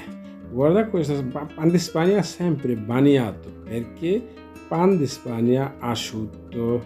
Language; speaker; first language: Italian; non-native, learner; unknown